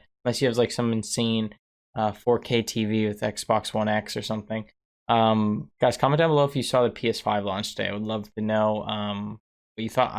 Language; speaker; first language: English; native; English